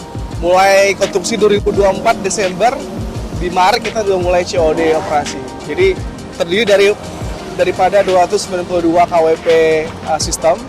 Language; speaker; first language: Indonesian; native; Indonesian